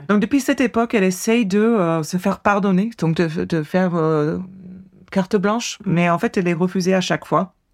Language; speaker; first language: French; non-native, fluent; English